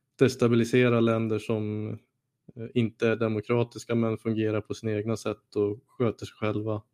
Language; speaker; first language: Swedish; native; Swedish